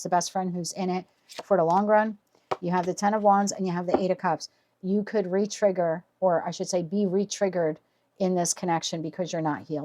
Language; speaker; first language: English; native; English